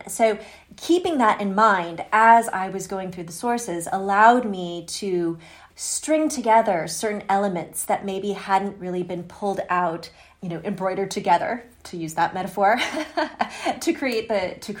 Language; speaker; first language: English; native; English